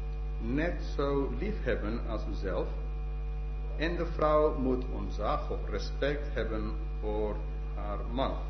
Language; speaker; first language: Dutch; non-native, fluent; English